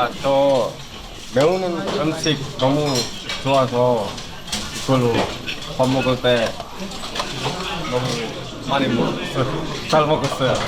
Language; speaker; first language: Korean; non-native, learner; Indonesian